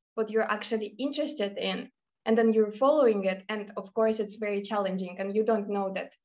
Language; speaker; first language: English; non-native, fluent; Russian